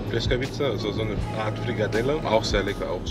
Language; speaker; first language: German; native; German